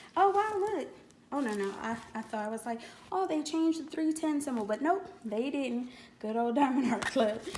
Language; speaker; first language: English; native; English